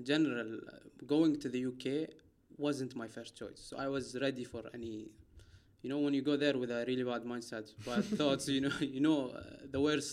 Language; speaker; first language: English; non-native, fluent; Arabic